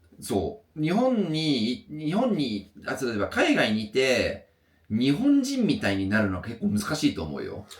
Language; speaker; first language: Japanese; non-native, fluent; English